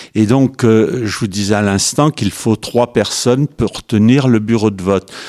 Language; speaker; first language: French; native; French